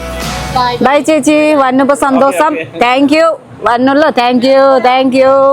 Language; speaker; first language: Malayalam; non-native, learner; Nepali